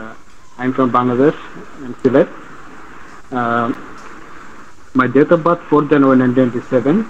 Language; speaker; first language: English; non-native, learner; Bangla